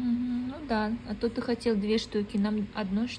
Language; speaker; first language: Russian; native; Russian